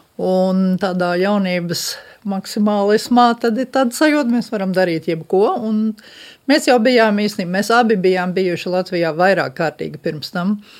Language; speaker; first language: Latvian; early bilingual, heritage; Latvian